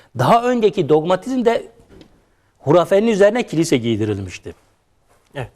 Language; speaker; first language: Turkish; native; Turkish